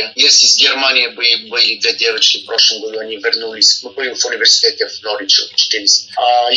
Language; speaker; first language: Russian; non-native, learner; Bulgarian